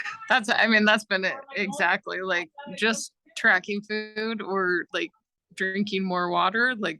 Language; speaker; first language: English; native; English